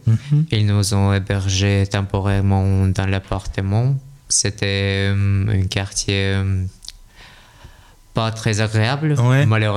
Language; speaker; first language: French; non-native, learner; Russian